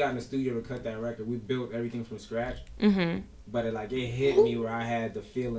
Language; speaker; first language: English; early bilingual, other home language; Lingala